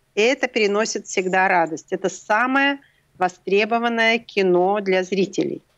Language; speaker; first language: Russian; native; Russian